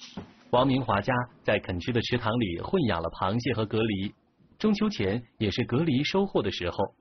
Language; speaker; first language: Chinese; native; Chinese